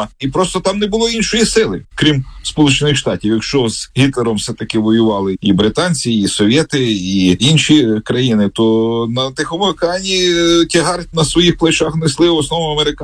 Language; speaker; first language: Ukrainian; native; Ukrainian